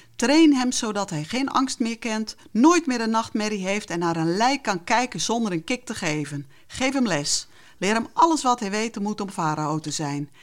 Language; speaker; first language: Dutch; non-native, local second language; Western Frisian